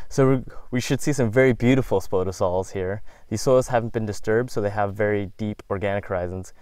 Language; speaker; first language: English; native; English